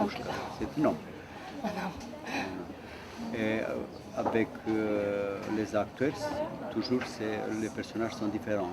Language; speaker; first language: French; non-native, fluent; Romanian